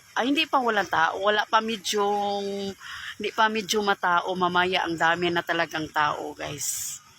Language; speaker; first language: Filipino; non-native, local second language; Cebuano